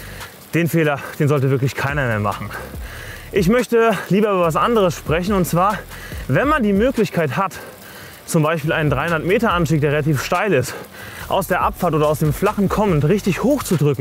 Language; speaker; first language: German; native; German